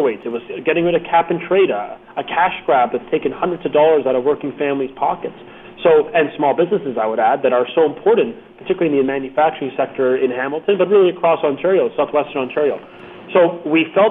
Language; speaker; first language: English; native; English